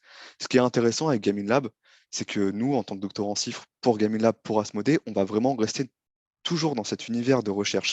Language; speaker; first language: French; native; French